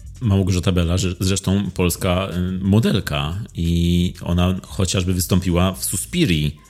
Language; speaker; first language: Polish; native; Polish